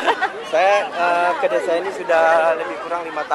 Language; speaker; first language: Indonesian; non-native, local second language; Minangkabau